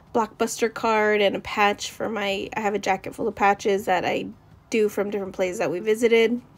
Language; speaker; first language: English; native; English